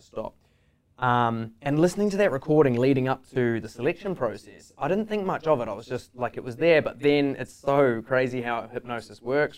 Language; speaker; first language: English; native; English